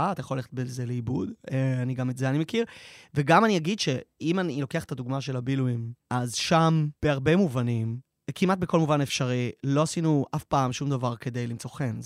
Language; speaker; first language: Hebrew; native; Hebrew